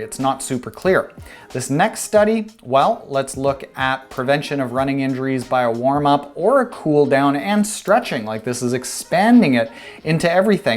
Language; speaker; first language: English; native; English